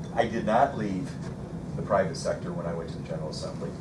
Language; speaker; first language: English; native; English